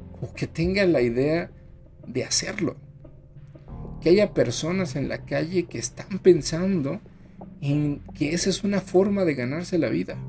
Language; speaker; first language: Spanish; native; Spanish